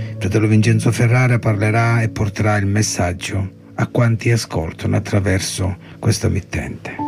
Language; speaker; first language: Italian; early bilingual, heritage; Italian